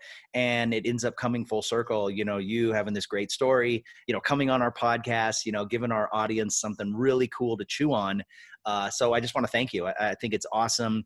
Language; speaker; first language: English; native; English